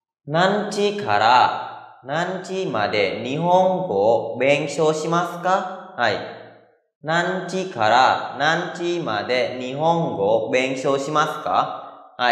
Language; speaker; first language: Japanese; non-native, fluent; Khmer